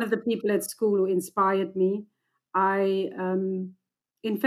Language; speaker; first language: English; non-native, local second language; Afrikaans